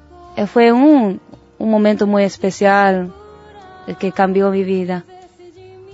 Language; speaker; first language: Spanish; non-native, learner; Japanese